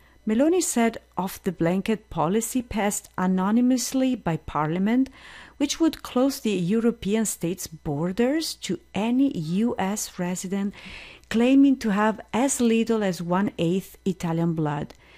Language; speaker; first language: English; non-native, fluent; Italian